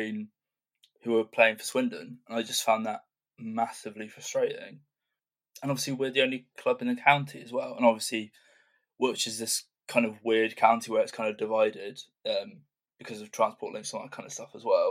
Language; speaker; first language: English; native; English